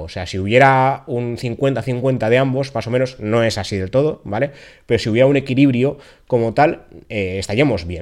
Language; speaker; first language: Spanish; native; Spanish